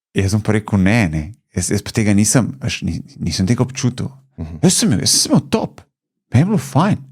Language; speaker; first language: Slovenian; early bilingual, other home language; Bosnian